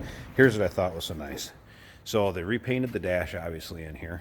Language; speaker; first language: English; native; English